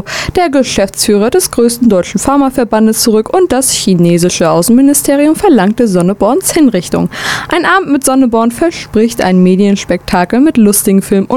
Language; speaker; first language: German; native; German